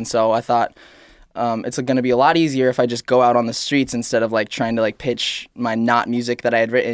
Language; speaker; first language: English; native; English